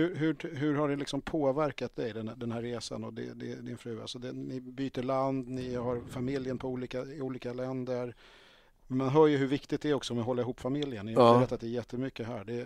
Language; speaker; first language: Swedish; native; Swedish